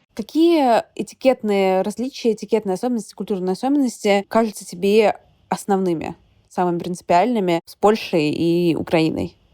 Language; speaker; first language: Russian; native; Russian